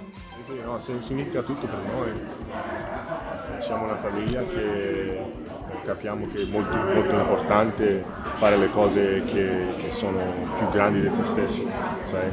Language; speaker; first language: Italian; non-native, fluent; English